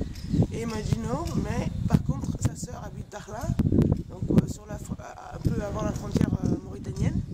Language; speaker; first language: French; native; French